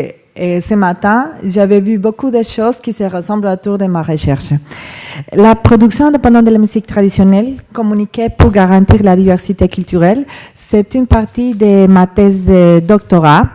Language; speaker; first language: French; non-native, fluent; Spanish